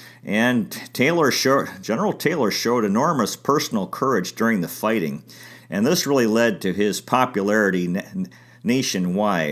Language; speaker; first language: English; native; English